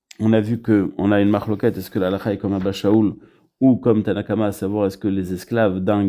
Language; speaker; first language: French; native; French